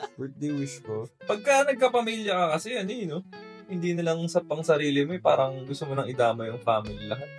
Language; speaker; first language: Filipino; native; Filipino